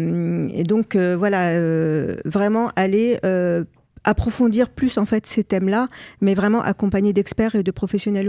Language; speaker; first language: French; native; French